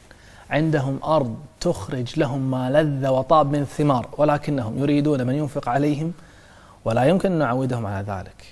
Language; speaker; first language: Arabic; native; Arabic